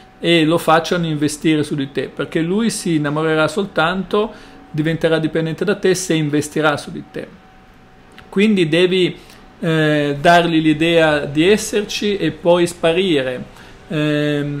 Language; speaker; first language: Italian; native; Italian